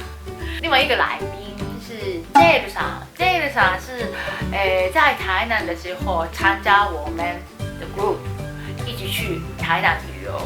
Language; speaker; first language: Chinese; non-native, fluent; Japanese